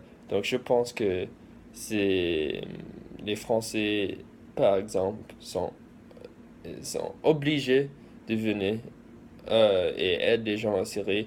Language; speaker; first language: French; early bilingual, heritage; English